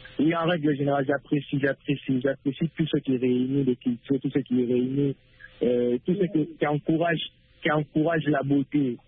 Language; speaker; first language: French; non-native, local second language; Lingala